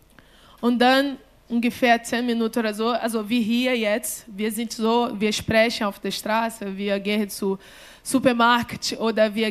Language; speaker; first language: German; non-native, learner; Portuguese